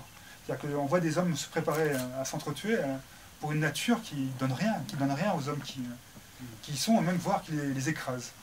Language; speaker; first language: French; native; French